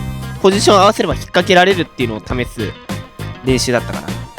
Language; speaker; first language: Japanese; native; Japanese